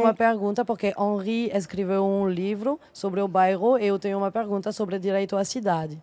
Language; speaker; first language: Portuguese; non-native, fluent; French